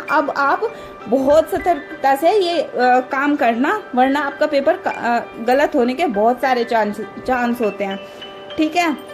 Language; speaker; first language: Hindi; native; Hindi